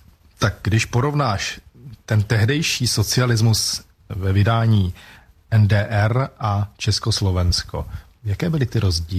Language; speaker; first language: Czech; native; Czech